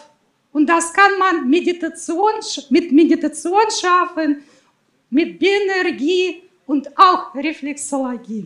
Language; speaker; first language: German; non-native, fluent; Russian